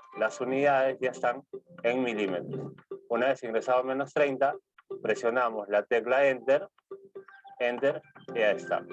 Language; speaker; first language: Spanish; native; Spanish